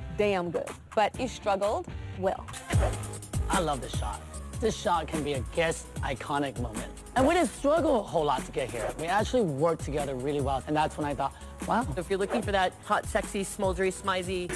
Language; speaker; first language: English; native; English